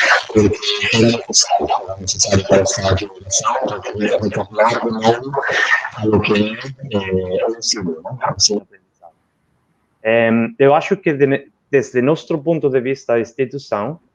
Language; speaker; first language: Portuguese; non-native, learner; Spanish